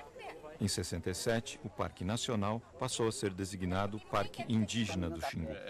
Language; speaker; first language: Portuguese; native; Portuguese